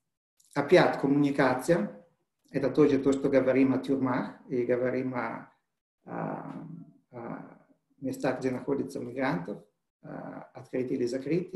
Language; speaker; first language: Russian; non-native, fluent; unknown